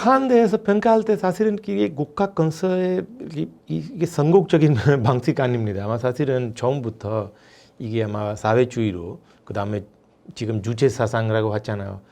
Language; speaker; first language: Korean; non-native, fluent; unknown